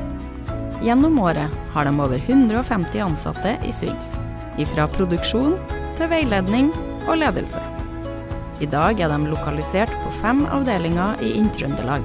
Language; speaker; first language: Norwegian; native; Norwegian